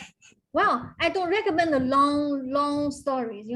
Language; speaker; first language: English; non-native, fluent; Chinese